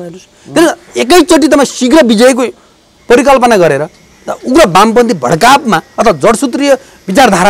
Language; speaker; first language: Nepali; native; Nepali